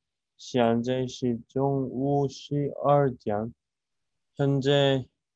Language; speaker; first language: Chinese; non-native, learner; Korean